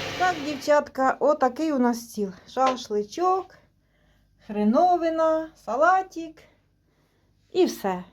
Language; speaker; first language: Ukrainian; native; Ukrainian